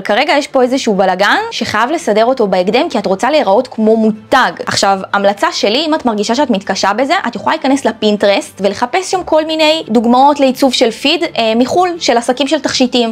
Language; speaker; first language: Hebrew; native; Hebrew